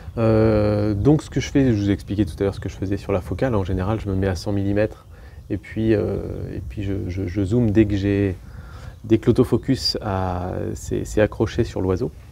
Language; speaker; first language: French; native; French